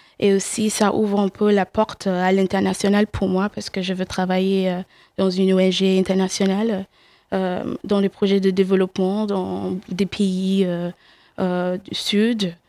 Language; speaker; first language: French; non-native, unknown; English